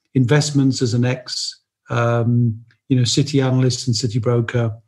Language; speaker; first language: English; native; English